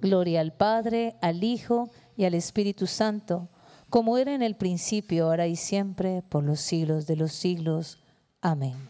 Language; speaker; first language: Spanish; native; Spanish